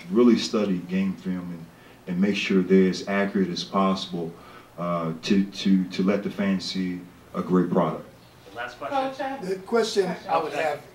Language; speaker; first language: English; native; English